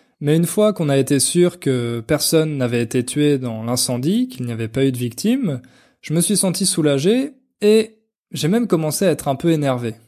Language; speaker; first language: French; native; French